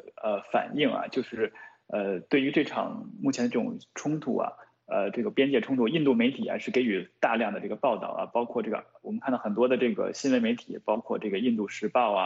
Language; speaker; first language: Chinese; native; Chinese